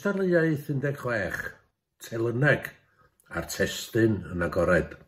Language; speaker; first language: Welsh; native; Welsh